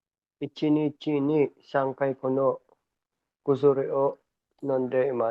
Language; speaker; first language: Japanese; non-native, learner; Filipino